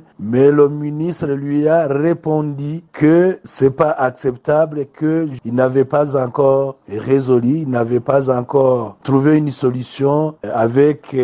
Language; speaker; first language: French; non-native, local second language; Rundi